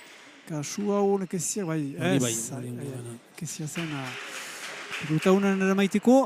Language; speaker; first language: Basque; native; Basque